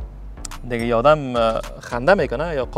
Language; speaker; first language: Persian; native; Persian